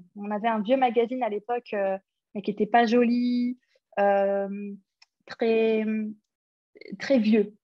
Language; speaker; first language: French; early bilingual, other home language; English